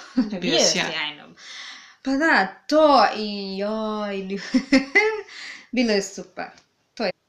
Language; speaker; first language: Serbian; non-native, learner; Swahili